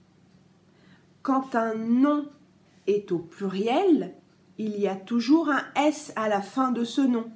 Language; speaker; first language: French; native; French